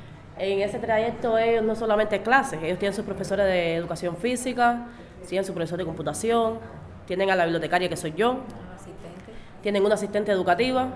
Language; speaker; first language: Spanish; native; Spanish